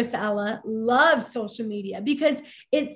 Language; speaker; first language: English; native; English